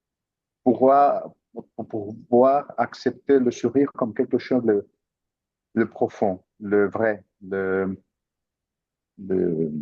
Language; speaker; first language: French; non-native, fluent; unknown